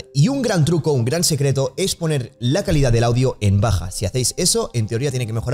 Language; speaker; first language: Spanish; native; Spanish